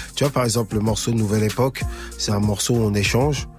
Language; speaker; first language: French; native; French